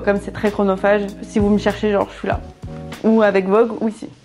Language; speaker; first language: French; native; French